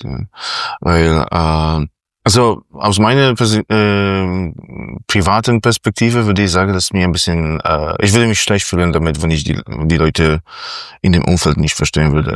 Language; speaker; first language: German; non-native, fluent; Polish